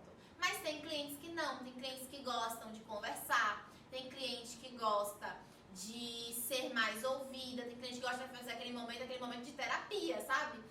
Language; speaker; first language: Portuguese; native; Portuguese